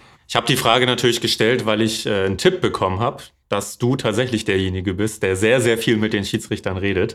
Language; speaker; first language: German; native; German